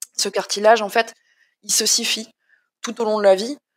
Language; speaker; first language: French; native; French